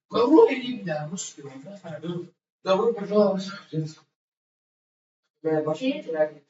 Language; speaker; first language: Turkish; non-native, learner; Azerbaijani